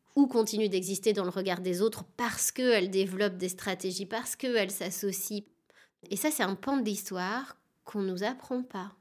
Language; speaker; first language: French; native; French